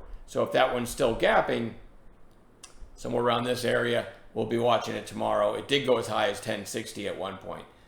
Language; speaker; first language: English; native; English